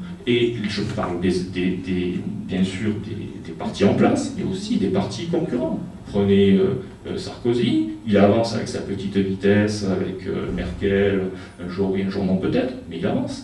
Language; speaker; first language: French; native; French